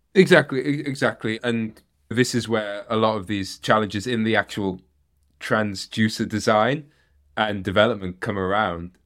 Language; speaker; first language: English; native; English